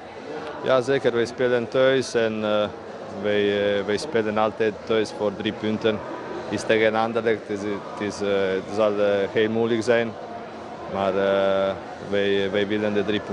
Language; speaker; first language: Dutch; non-native, learner; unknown